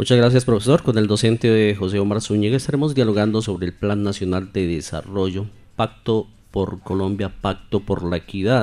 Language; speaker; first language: Spanish; native; Spanish